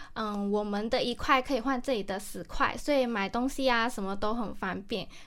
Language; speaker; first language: Chinese; native; Chinese